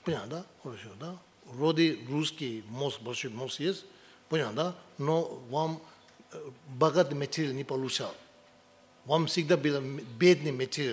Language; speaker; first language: Russian; non-native, learner; Tibetan